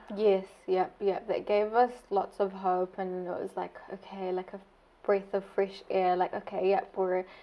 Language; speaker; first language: English; non-native, fluent; Arabic